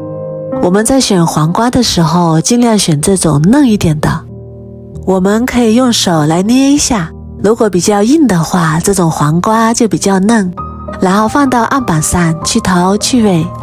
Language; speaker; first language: Chinese; native; Chinese